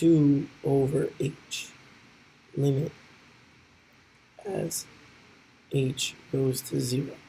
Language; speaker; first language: English; native; English